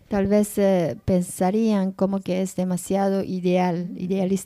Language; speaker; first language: Spanish; non-native, learner; Japanese